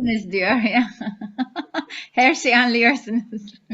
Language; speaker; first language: Turkish; non-native, learner; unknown